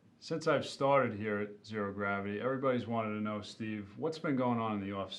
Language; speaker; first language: English; native; English